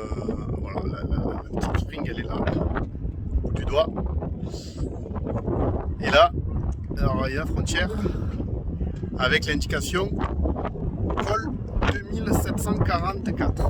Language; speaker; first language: French; native; French